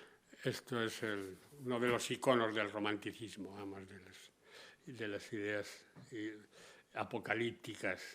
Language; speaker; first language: Spanish; native; Spanish